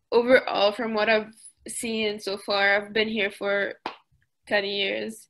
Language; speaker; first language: English; early bilingual, other home language; Arabic